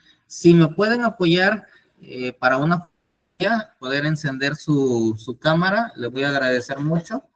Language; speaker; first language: Spanish; native; Spanish